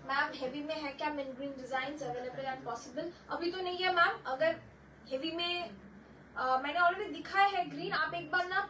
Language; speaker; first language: Hindi; non-native, local second language; Bangla